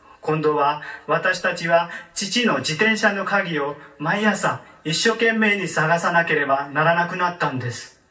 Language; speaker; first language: Japanese; non-native, learner; Marathi